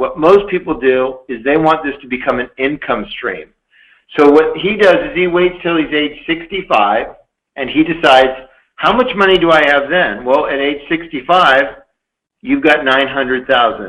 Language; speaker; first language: English; native; English